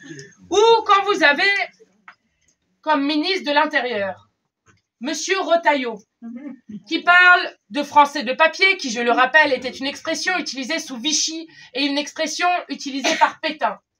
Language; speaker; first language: French; native; French